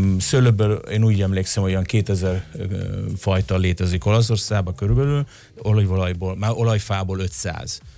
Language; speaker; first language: Hungarian; early bilingual, other home language; Italian